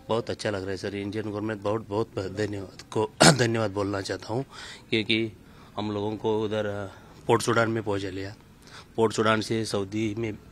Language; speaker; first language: Hindi; non-native, local second language; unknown